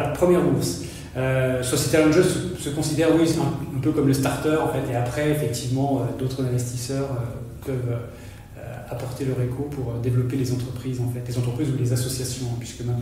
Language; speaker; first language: French; native; French